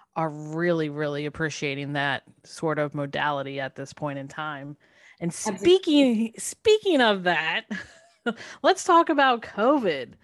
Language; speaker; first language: English; native; English